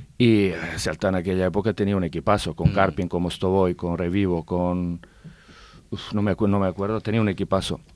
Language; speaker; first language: Spanish; non-native, fluent; Serbian